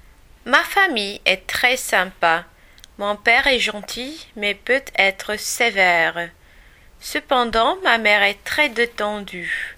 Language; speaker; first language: French; non-native, learner; English